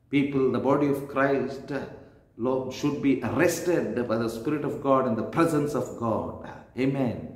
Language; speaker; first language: English; non-native, local second language; Kannada